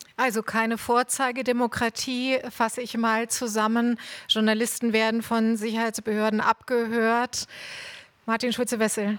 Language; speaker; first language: German; native; German